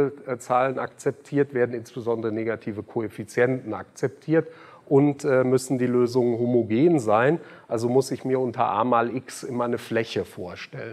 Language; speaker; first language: German; native; German